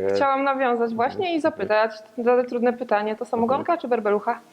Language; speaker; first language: Polish; native; Polish